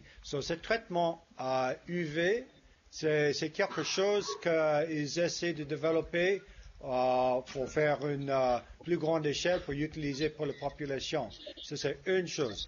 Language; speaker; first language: French; non-native, fluent; English